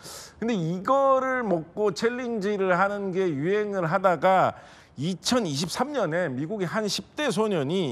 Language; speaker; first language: Korean; native; Korean